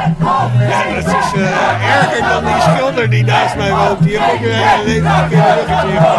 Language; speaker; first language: Dutch; native; Dutch